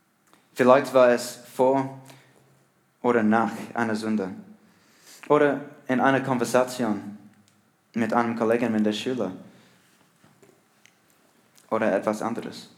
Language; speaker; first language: German; non-native, learner; English